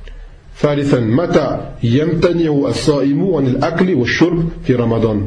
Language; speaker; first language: Arabic; non-native, fluent; French